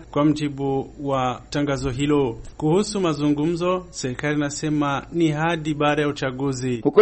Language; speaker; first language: Swahili; non-native, local second language; Rundi